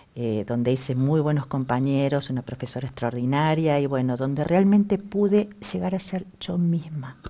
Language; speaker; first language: Spanish; native; Spanish